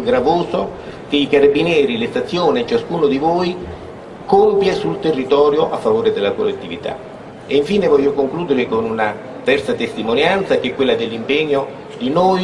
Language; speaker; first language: Italian; native; Italian